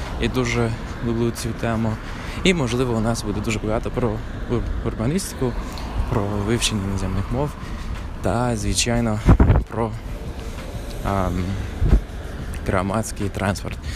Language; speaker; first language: Ukrainian; non-native, fluent; English